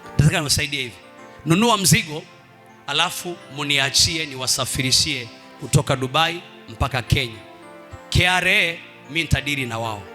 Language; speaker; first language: Swahili; non-native, local second language; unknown